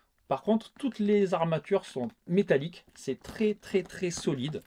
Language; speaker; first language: French; native; French